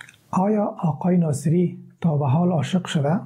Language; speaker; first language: Persian; native; Persian